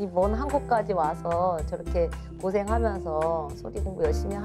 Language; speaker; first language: Korean; native; Korean